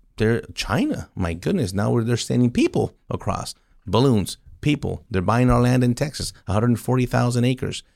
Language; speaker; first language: English; early bilingual, other home language; Spanish